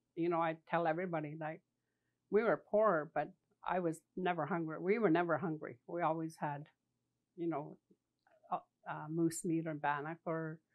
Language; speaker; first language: English; native; English